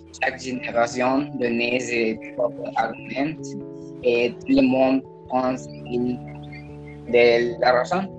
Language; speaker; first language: French; non-native, learner; Spanish